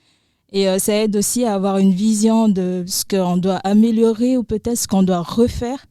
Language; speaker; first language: French; native; French